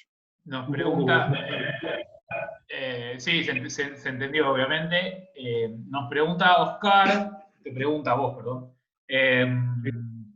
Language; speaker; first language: Spanish; native; Spanish